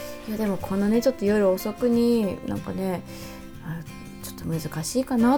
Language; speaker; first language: Japanese; native; Japanese